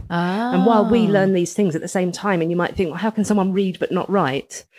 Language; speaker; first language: English; native; English